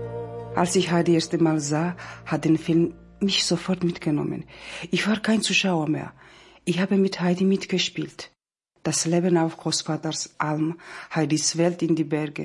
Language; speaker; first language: German; non-native, learner; Georgian